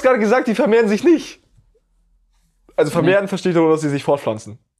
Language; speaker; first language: German; native; German